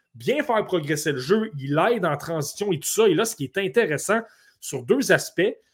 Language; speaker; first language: French; native; French